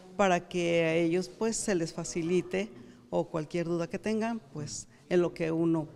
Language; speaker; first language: Spanish; native; Spanish